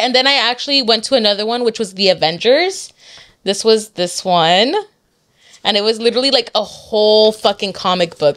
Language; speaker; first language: English; early bilingual, other home language; Spanish